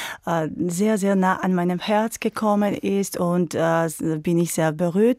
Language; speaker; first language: German; non-native, fluent; Georgian